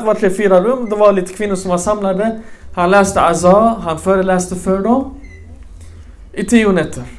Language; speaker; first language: Swedish; early bilingual, other home language; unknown